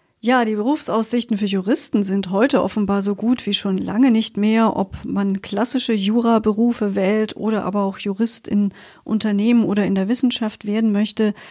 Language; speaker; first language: German; native; German